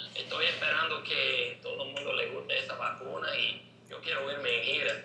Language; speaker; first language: Spanish; non-native, learner; English